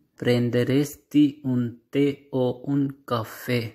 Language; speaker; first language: Italian; non-native, learner; Urdu